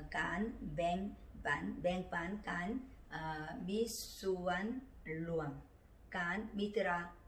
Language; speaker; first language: Thai; non-native, learner; Korean